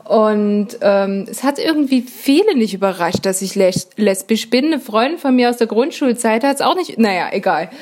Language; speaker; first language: German; native; German